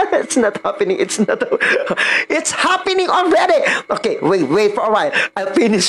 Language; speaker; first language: English; non-native, learner; Filipino